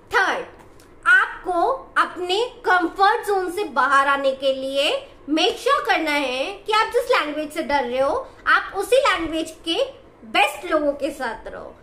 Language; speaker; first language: Hindi; native; Hindi